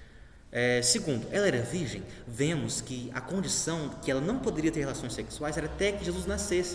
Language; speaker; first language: Portuguese; native; Portuguese